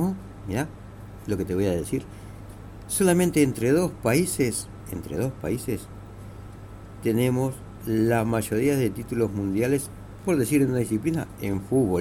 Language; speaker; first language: Spanish; native; Spanish